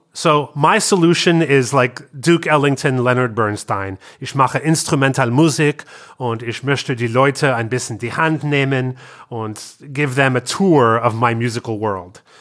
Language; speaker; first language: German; non-native, learner; English